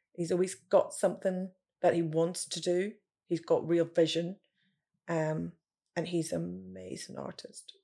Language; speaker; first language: English; native; English